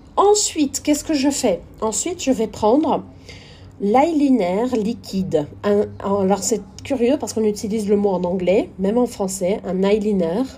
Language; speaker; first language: French; non-native, fluent; Portuguese